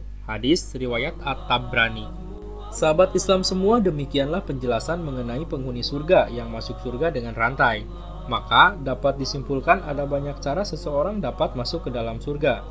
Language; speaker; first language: Indonesian; native; Indonesian